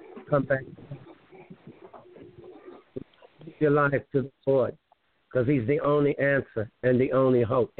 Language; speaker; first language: English; native; English